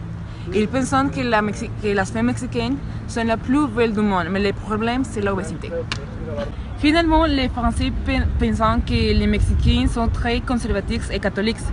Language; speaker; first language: French; non-native, learner; Spanish